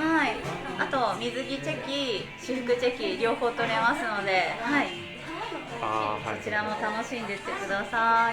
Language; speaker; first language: Japanese; native; Japanese